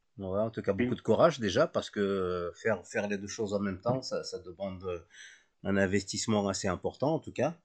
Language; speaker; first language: French; native; French